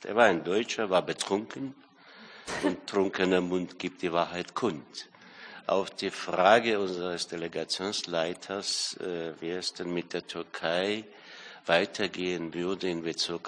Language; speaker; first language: German; non-native, fluent; Armenian